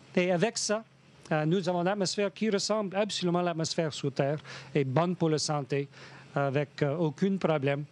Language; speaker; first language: French; non-native, fluent; English